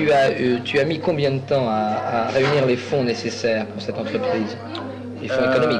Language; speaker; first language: French; native; French